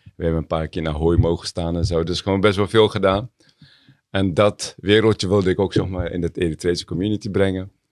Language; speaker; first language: Dutch; early bilingual, other home language; Tigrinya